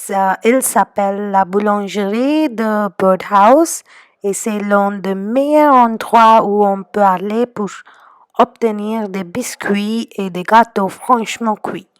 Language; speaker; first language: French; non-native, fluent; Hindi